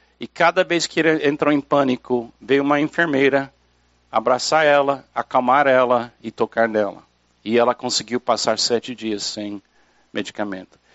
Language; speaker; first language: Portuguese; non-native, fluent; English